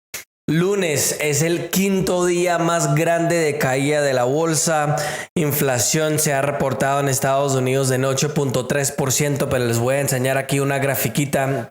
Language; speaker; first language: Spanish; native; Spanish